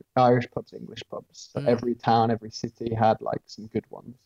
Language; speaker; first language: English; native; English